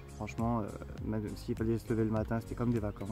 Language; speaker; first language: French; native; French